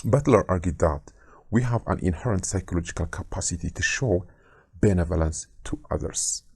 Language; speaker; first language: English; non-native, local second language; Amharic